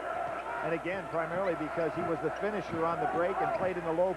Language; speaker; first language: English; native; English